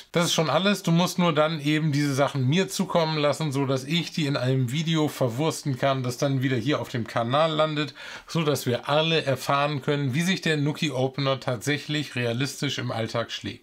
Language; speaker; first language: German; native; German